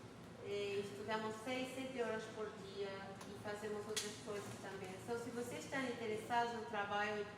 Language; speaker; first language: Portuguese; non-native, fluent; Spanish